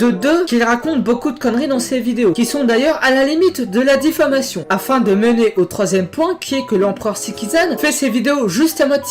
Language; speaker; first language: French; native; French